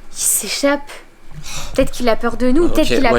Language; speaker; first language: French; native; French